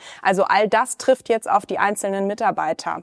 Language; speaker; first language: German; native; German